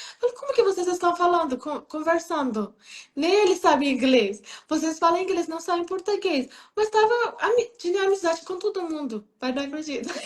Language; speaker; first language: Portuguese; non-native, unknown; Persian